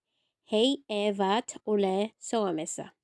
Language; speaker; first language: Finnish; non-native, fluent; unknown